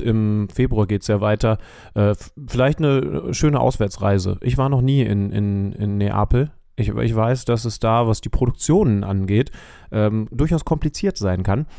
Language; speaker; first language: German; native; German